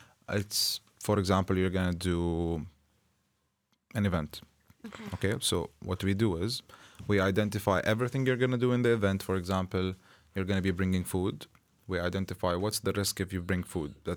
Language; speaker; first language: English; non-native, fluent; Arabic